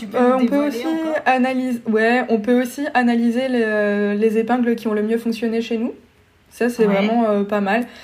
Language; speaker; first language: French; native; French